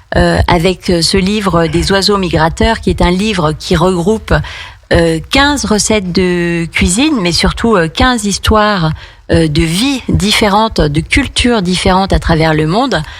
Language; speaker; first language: French; native; French